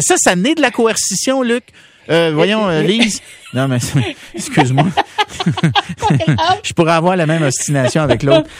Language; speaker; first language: French; native; French